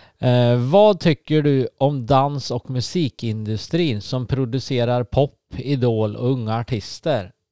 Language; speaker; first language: Swedish; native; Swedish